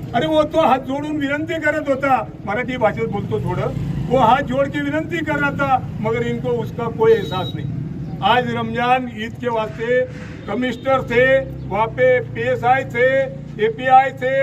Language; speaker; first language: Hindi; non-native, local second language; Urdu